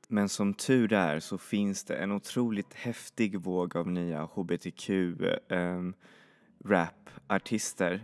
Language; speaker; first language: Swedish; native; Swedish